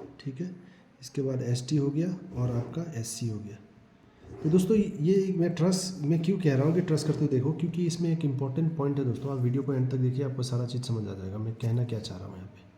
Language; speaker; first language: Hindi; non-native, local second language; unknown